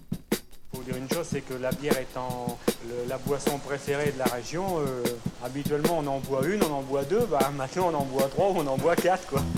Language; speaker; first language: French; native; French